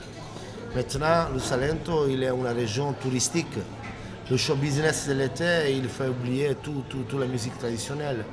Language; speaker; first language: French; non-native, learner; Italian